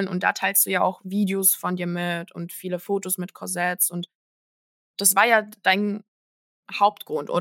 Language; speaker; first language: German; native; German